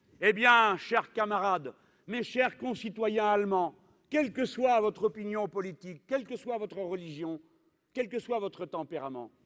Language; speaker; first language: French; native; French